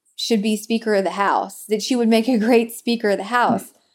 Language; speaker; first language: English; native; English